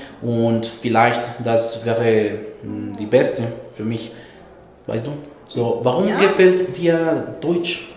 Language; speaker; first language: German; non-native, fluent; Spanish